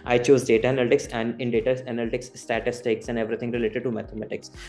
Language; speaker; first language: English; non-native, local second language; Hindi